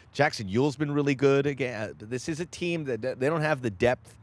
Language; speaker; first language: English; native; English